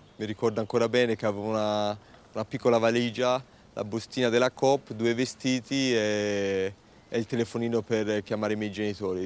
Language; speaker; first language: Italian; early bilingual, other home language; German